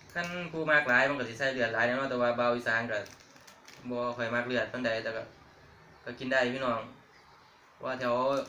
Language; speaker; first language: Thai; native; Thai